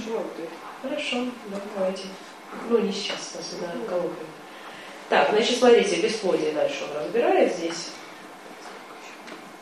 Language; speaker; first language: Russian; native; Russian